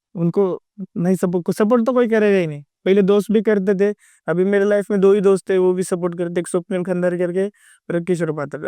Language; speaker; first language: Hindi; non-native, local second language; Marathi